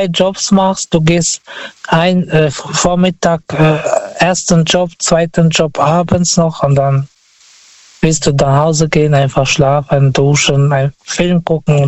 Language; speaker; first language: German; non-native, fluent; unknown